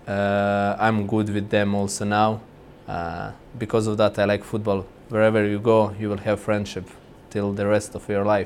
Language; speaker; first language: English; non-native, fluent; Croatian